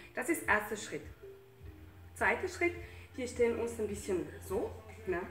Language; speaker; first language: German; non-native, fluent; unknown